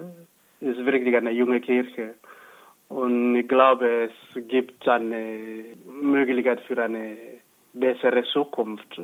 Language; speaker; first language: German; non-native, fluent; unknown